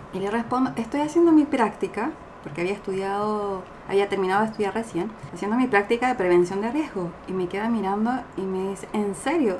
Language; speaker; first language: Spanish; native; Spanish